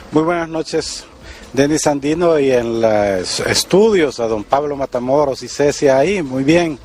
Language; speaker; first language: Spanish; native; Spanish